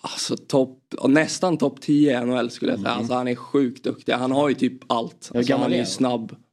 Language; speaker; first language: Swedish; native; Swedish